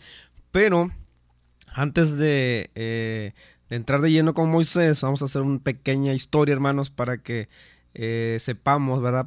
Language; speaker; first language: Spanish; native; Spanish